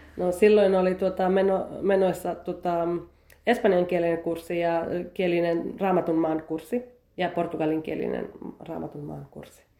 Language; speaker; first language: Finnish; early bilingual, heritage; Finnish